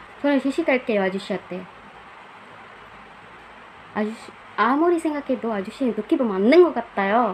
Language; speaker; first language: Korean; non-native, learner; Malay